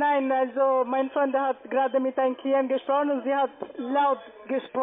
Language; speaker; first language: German; non-native, fluent; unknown